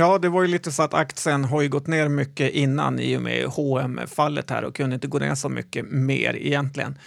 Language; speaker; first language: Swedish; native; Swedish